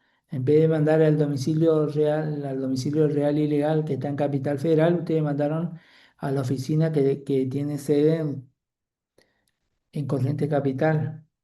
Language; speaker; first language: Spanish; native; Spanish